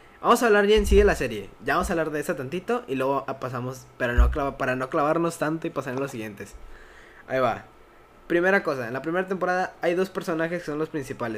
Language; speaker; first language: Spanish; native; Spanish